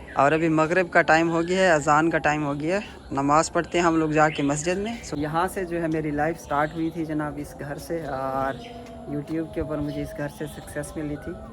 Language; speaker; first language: Urdu; non-native, local second language; Punjabi